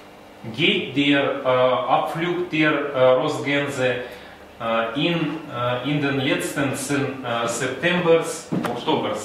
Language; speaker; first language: German; non-native, learner; Russian